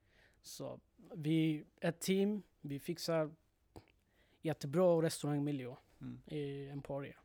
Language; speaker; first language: Swedish; non-native, learner; Bangla